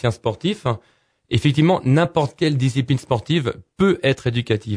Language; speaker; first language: French; native; French